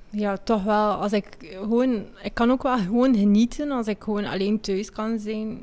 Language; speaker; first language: Dutch; early bilingual, other home language; Amharic